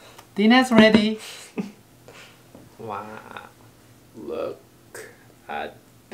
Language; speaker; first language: English; non-native, learner; Japanese